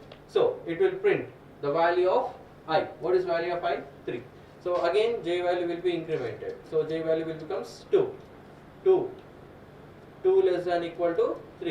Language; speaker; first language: English; non-native, local second language; Telugu